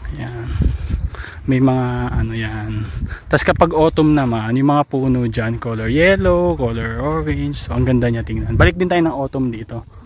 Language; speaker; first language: Filipino; native; Filipino